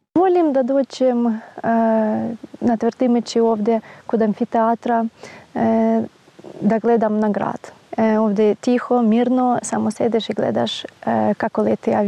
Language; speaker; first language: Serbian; non-native, fluent; Ukrainian